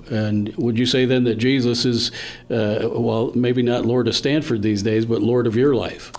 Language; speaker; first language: English; native; English